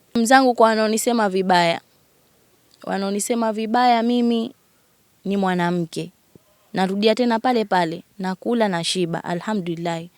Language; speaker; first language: Swahili; native; Swahili